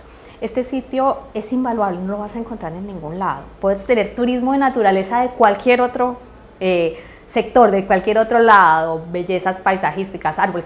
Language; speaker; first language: Spanish; native; Spanish